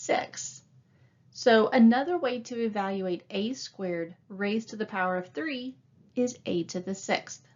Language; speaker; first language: English; native; English